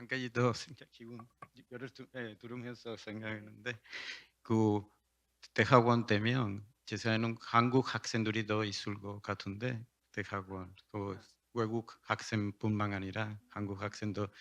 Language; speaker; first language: Korean; non-native, learner; Spanish